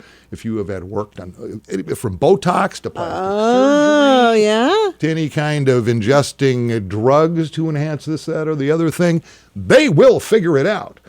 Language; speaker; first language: English; native; English